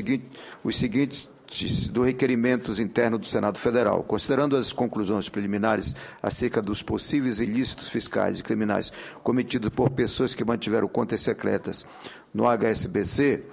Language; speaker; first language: Portuguese; native; Portuguese